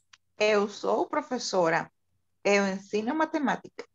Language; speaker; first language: Portuguese; non-native, learner; Spanish